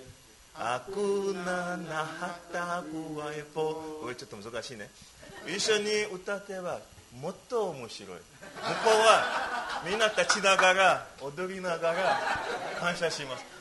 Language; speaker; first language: Japanese; non-native, learner; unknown